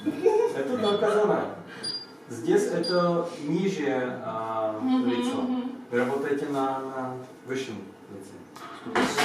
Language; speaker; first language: Russian; non-native, learner; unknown